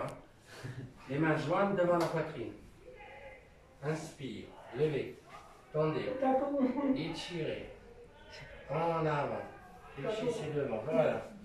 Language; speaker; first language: French; native; French